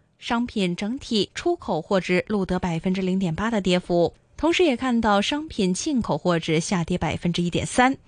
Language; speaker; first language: Chinese; non-native, local second language; Cantonese